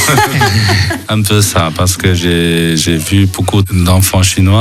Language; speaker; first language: French; non-native, fluent; Chinese